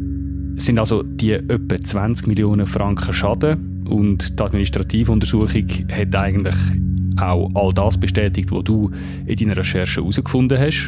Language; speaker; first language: German; native; German